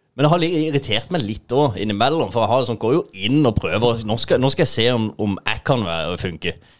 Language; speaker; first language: Norwegian; native; Norwegian